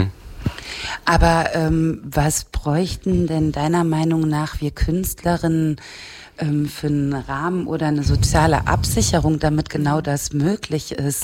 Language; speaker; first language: German; native; German